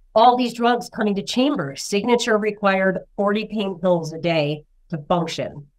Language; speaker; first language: English; native; English